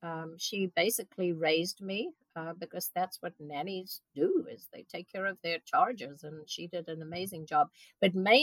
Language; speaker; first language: English; native; English